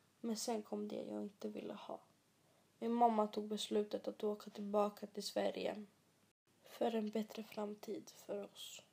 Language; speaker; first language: Swedish; early bilingual, other home language; Greek